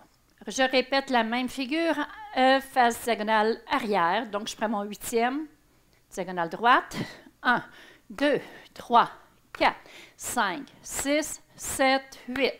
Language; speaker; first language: French; native; French